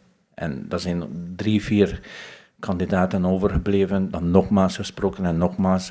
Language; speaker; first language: Dutch; non-native, fluent; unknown